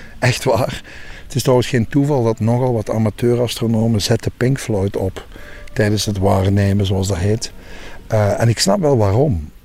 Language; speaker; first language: Dutch; native; Dutch